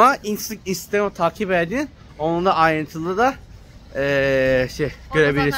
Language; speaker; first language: Turkish; non-native, learner; Chinese